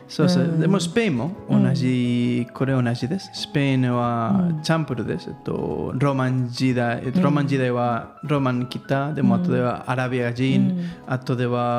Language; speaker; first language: Japanese; non-native, learner; Catalan